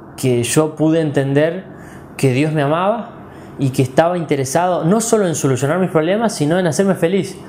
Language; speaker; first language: Spanish; native; Spanish